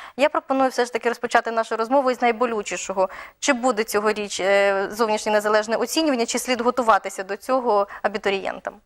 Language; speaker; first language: Ukrainian; native; Ukrainian